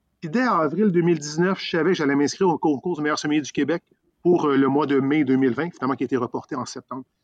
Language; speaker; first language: French; native; French